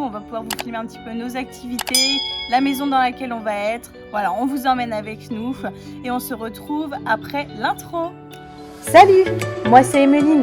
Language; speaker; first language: French; native; French